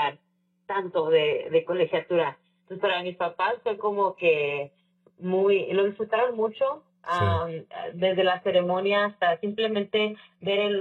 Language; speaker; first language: Spanish; native; Spanish